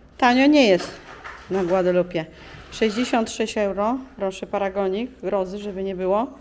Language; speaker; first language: Polish; native; Polish